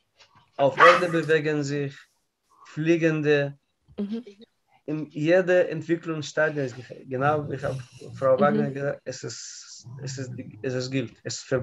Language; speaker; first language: German; non-native, learner; Russian